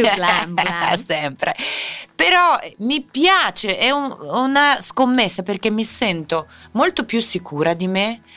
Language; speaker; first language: Italian; non-native, fluent; Russian